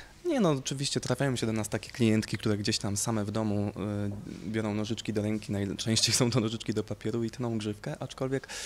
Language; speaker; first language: Polish; native; Polish